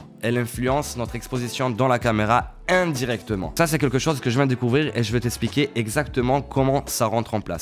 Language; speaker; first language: French; native; French